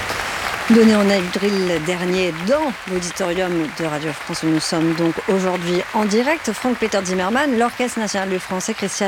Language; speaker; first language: French; native; French